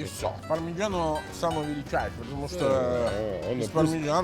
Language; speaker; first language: Russian; non-native, fluent; Italian